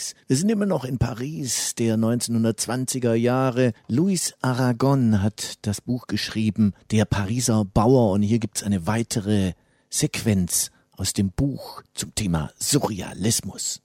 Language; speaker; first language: German; native; German